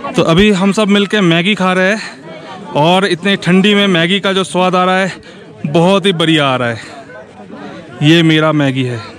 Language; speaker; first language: Hindi; non-native, local second language; Bangla